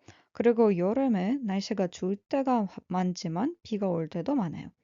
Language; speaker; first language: Korean; non-native, fluent; Russian